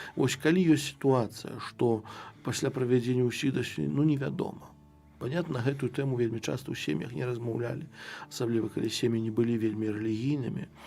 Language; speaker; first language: Belarusian; non-native, local second language; Russian